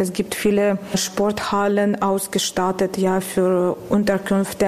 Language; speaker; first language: German; non-native, fluent; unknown